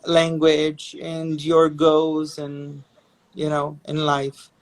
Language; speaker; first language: English; non-native, fluent; Portuguese